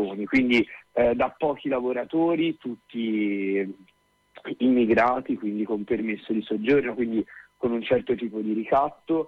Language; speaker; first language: Italian; native; Italian